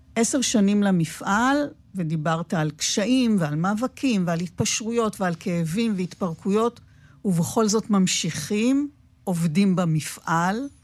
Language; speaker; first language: Hebrew; native; Hebrew